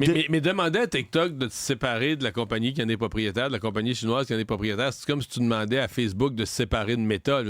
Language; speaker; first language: French; native; French